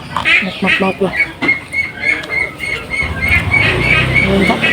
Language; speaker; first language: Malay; non-native, local second language; Sundanese